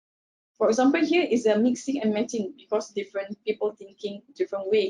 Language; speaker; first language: English; non-native, local second language; Malay